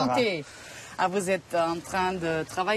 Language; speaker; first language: French; non-native, fluent; German